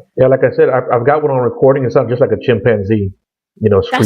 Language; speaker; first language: English; native; English